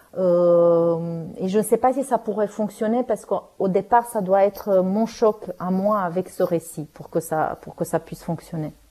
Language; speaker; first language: French; non-native, fluent; Romanian